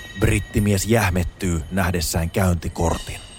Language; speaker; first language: Finnish; native; Finnish